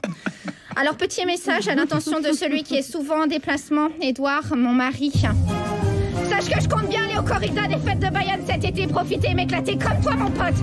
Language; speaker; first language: French; native; French